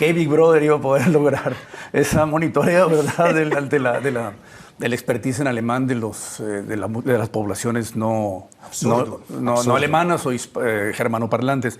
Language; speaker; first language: Spanish; native; Spanish